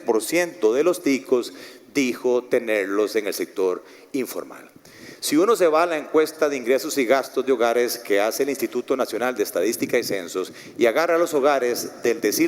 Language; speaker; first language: Spanish; native; Spanish